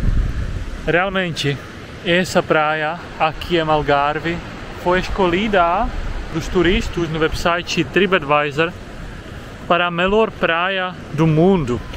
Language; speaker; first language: Portuguese; non-native, fluent; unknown